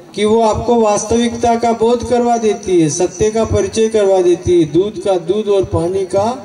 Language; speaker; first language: Hindi; non-native, local second language; Gujarati